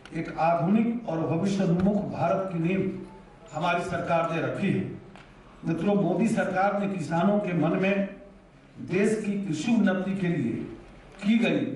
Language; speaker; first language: Hindi; native; Hindi